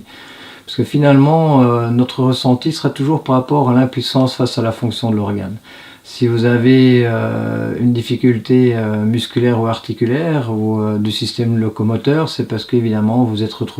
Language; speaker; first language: French; native; French